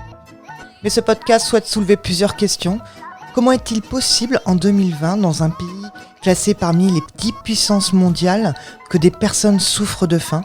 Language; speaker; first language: French; native; French